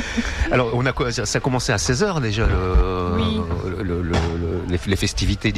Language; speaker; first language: French; native; French